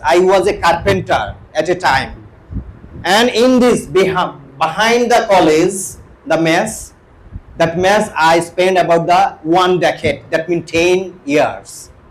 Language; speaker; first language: English; non-native, local second language; Bangla